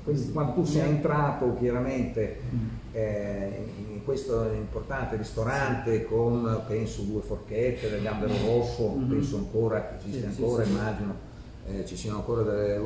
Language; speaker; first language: Italian; native; Italian